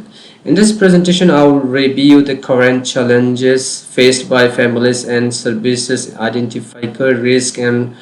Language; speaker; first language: English; non-native, local second language; Bangla